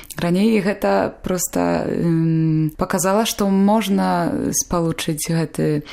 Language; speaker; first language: Belarusian; non-native, local second language; Polish